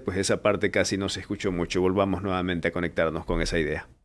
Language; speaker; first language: Spanish; native; Spanish